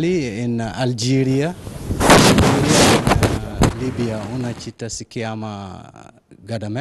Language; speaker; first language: Italian; non-native, learner; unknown